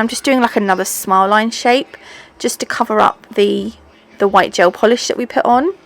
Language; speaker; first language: English; native; English